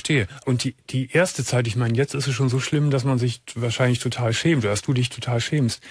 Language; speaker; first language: German; native; German